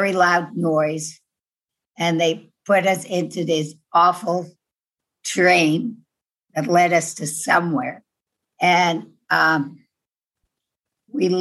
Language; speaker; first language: English; non-native, fluent; Dutch